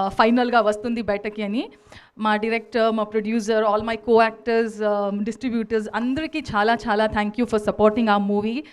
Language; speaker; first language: Telugu; non-native, learner; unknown